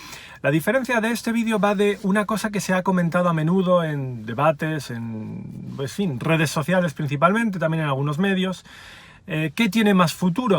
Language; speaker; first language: Spanish; native; Spanish